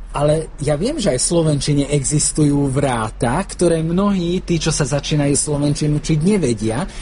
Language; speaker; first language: Slovak; native; Slovak